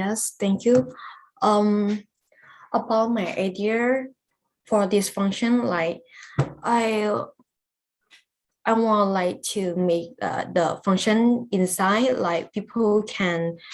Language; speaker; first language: English; non-native, learner; Lao